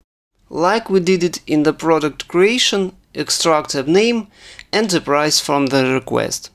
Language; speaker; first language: English; non-native, fluent; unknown